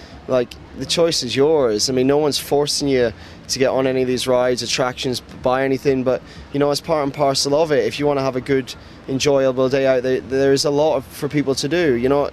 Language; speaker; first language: English; native; English